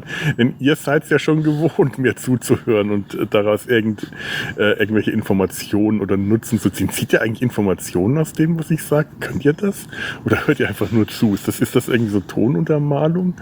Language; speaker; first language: German; native; German